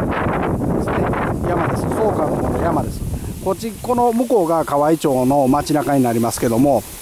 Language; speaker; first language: Japanese; native; Japanese